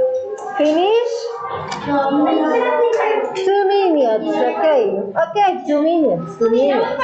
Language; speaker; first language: English; non-native, learner; Spanish